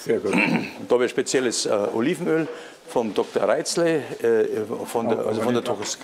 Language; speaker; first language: German; native; German